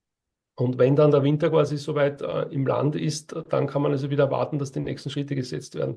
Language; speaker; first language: German; native; German